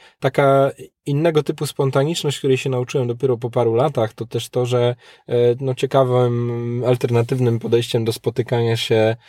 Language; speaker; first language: Polish; native; Polish